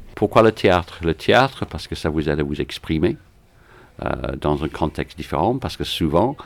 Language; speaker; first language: French; non-native, fluent; English